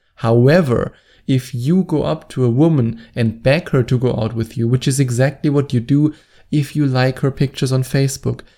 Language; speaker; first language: English; non-native, fluent; German